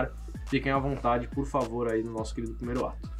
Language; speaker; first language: Portuguese; native; Portuguese